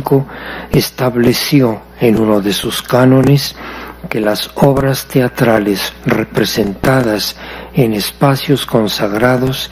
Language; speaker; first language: Spanish; native; Spanish